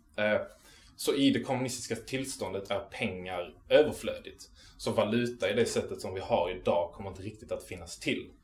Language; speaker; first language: Swedish; native; Swedish